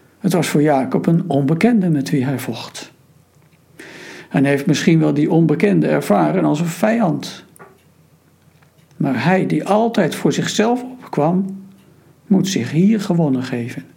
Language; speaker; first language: Dutch; native; Dutch